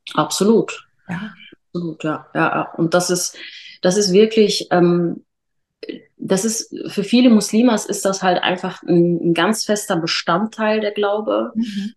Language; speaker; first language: German; early bilingual, other home language; Arabic